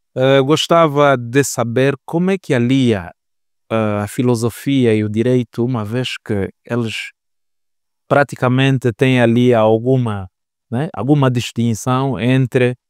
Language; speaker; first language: Portuguese; native; Portuguese